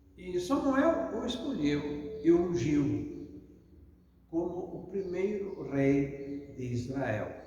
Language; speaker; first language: Portuguese; non-native, fluent; Italian